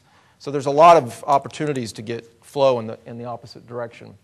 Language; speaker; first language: English; native; English